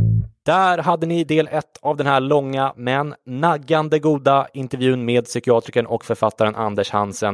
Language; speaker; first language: Swedish; native; Swedish